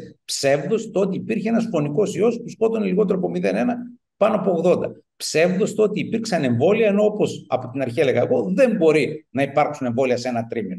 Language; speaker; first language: Greek; native; Greek